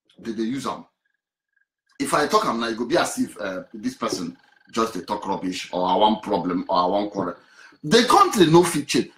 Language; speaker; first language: Nigerian Pidgin; non-native, local second language; Igbo